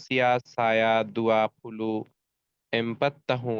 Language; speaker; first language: Indonesian; non-native, learner; Bangla